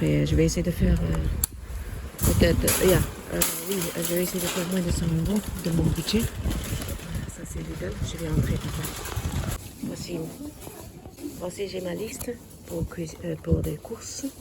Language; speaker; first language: French; non-native, learner; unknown